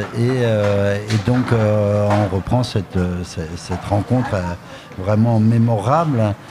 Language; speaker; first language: French; native; French